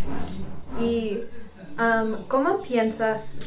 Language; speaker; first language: Spanish; non-native, learner; English